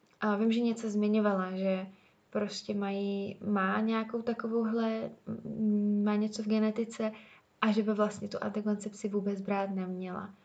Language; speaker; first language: Czech; native; Czech